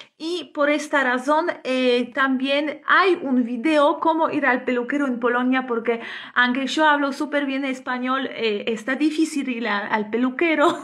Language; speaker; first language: Spanish; non-native, fluent; Polish